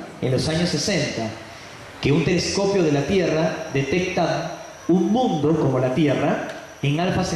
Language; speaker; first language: Spanish; native; Spanish